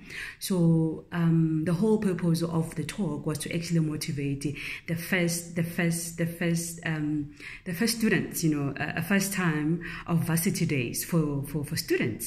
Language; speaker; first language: English; non-native, local second language; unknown